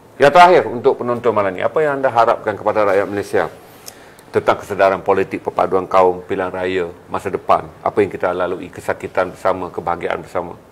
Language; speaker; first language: Malay; native; Malay